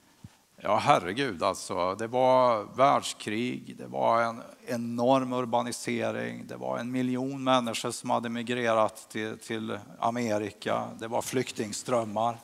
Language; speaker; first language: Swedish; native; Swedish